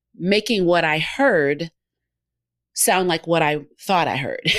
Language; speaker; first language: English; native; English